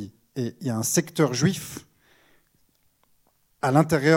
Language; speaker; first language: French; native; French